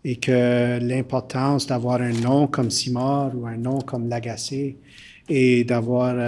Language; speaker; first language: French; early bilingual, heritage; French